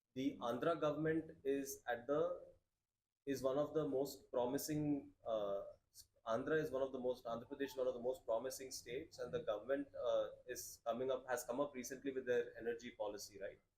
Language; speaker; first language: English; non-native, local second language; Telugu